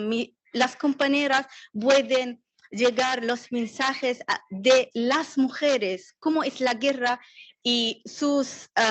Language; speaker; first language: Spanish; non-native, learner; Arabic